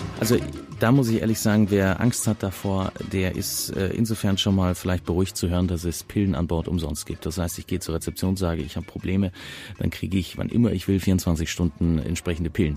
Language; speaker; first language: German; native; German